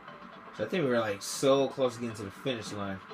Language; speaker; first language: English; native; English